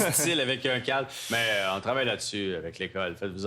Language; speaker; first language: French; native; French